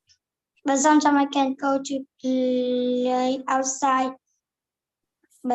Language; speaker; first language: English; non-native, learner; Vietnamese